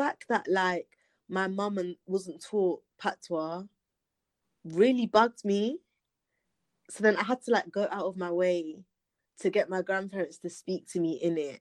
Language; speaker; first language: English; native; English